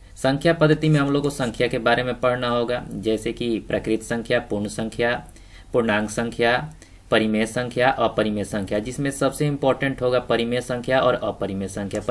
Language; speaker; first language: Hindi; native; Hindi